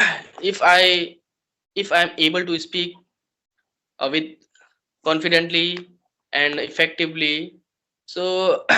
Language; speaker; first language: English; non-native, learner; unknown